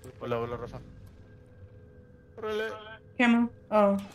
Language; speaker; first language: Spanish; early bilingual, other home language; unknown